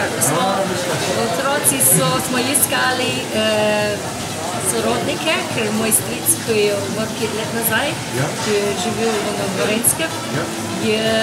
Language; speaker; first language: Slovenian; early bilingual, heritage; Slovenian